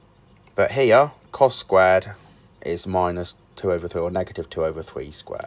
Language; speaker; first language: English; native; English